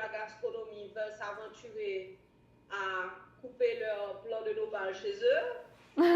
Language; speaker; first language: French; native; French